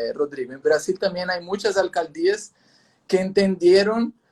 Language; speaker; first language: Spanish; non-native, fluent; Portuguese